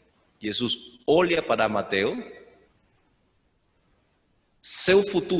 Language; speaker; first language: Portuguese; non-native, fluent; Spanish